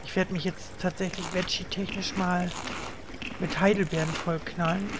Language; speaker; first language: German; native; German